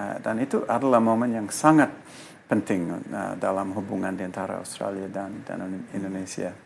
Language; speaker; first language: Indonesian; non-native, fluent; English